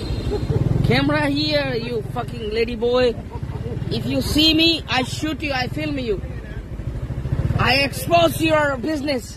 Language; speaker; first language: English; non-native, learner; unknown